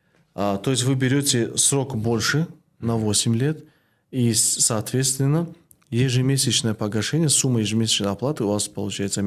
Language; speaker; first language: Russian; non-native, local second language; Tajik